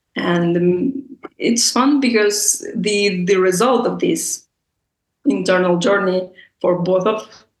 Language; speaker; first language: English; non-native, fluent; Russian